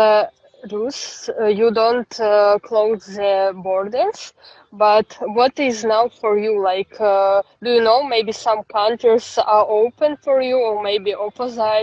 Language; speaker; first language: English; non-native, fluent; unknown